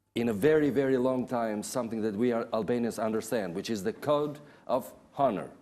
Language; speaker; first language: English; non-native, fluent; Albanian